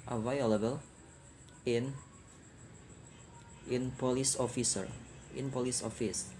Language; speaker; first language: English; non-native, learner; Indonesian